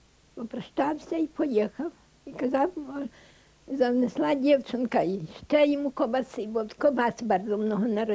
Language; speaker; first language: Polish; non-native, local second language; Ukrainian